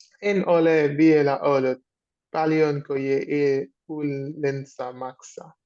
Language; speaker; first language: Finnish; non-native, learner; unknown